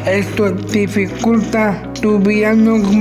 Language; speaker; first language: Spanish; native; Spanish